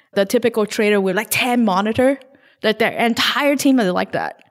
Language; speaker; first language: English; non-native, local second language; Cantonese